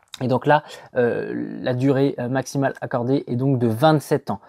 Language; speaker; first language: French; native; French